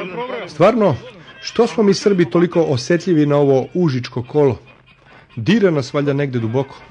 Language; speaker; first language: Serbian; native; Serbian